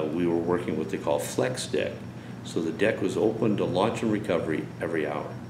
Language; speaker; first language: English; native; English